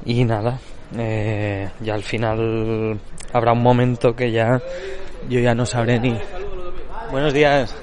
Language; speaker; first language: Spanish; non-native, local second language; Catalan